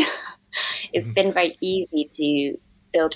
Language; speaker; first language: English; native; English